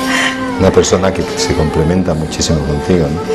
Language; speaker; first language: Spanish; native; Spanish